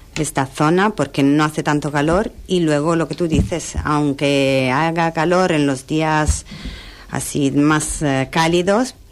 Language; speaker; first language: Spanish; non-native, fluent; Italian